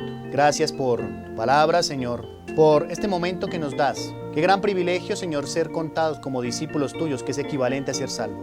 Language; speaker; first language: Spanish; native; Spanish